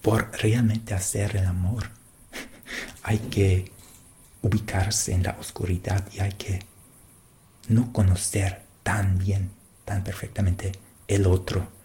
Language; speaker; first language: Spanish; non-native, fluent; German